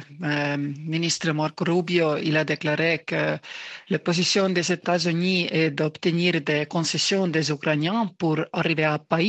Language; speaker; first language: French; non-native, fluent; Estonian